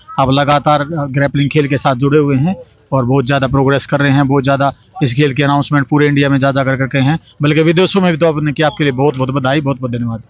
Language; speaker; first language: Hindi; native; Hindi